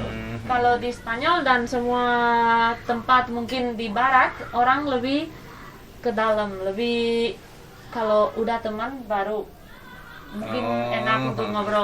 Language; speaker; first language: Indonesian; non-native, fluent; Spanish